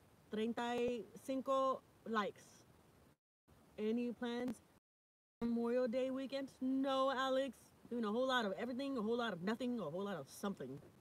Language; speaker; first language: English; native; English